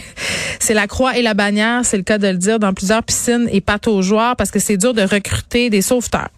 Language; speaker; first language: French; native; French